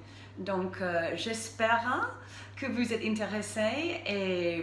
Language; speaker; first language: French; non-native, fluent; English